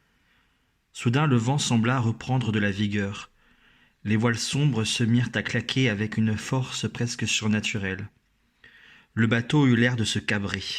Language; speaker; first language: French; native; French